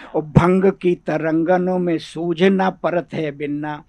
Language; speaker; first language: Hindi; native; Hindi